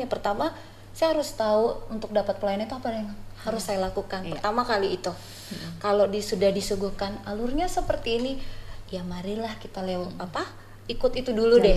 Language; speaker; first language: Indonesian; native; Indonesian